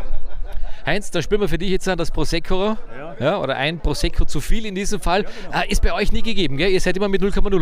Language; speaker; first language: German; native; German